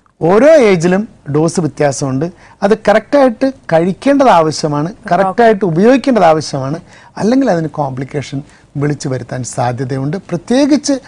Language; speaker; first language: Malayalam; native; Malayalam